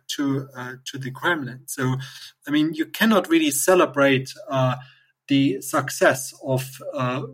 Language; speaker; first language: English; non-native, fluent; German